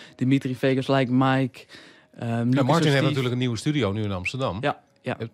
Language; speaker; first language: Dutch; native; Dutch